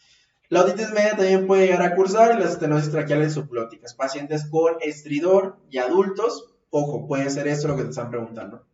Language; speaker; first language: Spanish; native; Spanish